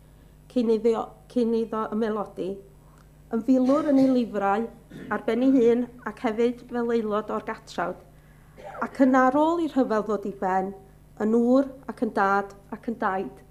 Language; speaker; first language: Welsh; native; Welsh